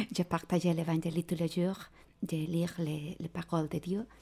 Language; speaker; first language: French; non-native, learner; Spanish